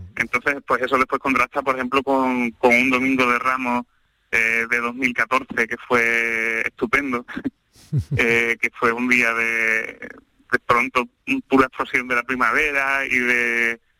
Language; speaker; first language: Spanish; native; Spanish